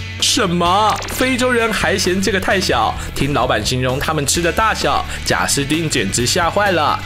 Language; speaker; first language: Chinese; native; Chinese